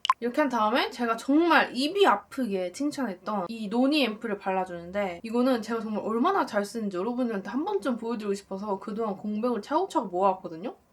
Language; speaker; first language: Korean; native; Korean